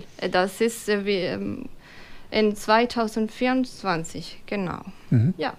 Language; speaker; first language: German; non-native, fluent; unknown